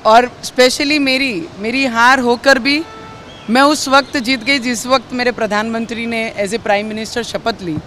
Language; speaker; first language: Hindi; non-native, local second language; Marathi